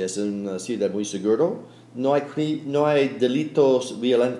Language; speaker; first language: Spanish; non-native, fluent; English